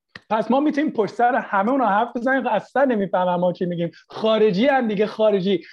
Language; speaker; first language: Persian; early bilingual, heritage; Persian